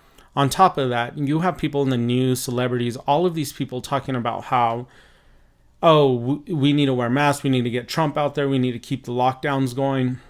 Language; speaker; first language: English; native; English